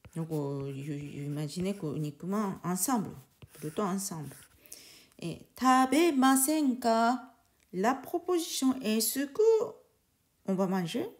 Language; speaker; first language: French; non-native, learner; Japanese